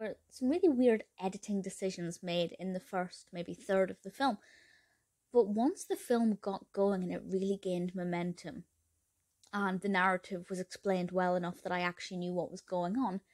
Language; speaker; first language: English; native; English